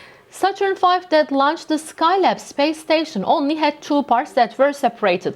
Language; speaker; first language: English; non-native, fluent; Turkish